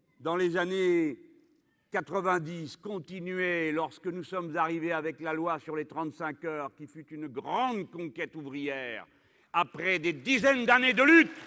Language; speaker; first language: French; native; French